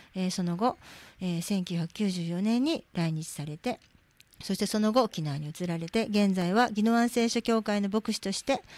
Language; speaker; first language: Japanese; native; Japanese